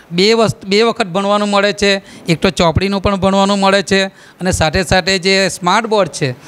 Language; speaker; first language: Gujarati; native; Gujarati